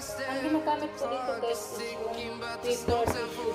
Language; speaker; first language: Filipino; non-native, local second language; Cebuano